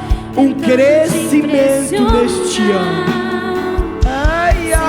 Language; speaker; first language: Portuguese; native; Portuguese